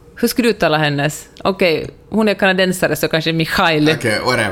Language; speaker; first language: Swedish; native; Swedish